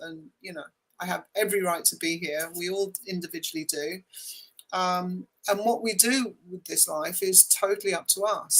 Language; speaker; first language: English; native; English